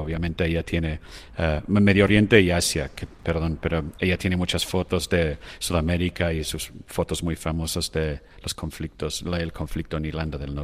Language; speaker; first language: Spanish; non-native, fluent; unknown